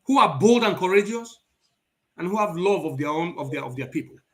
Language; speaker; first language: English; non-native, local second language; Yoruba